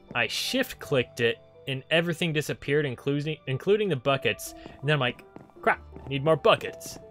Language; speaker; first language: English; native; English